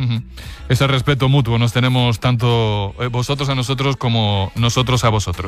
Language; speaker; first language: Spanish; native; Spanish